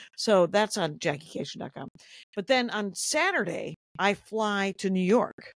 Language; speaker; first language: English; native; English